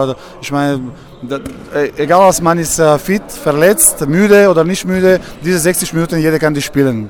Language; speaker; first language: German; non-native, fluent; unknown